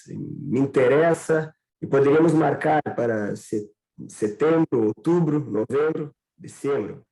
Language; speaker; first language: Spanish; non-native, learner; Portuguese